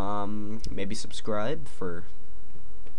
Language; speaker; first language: English; native; English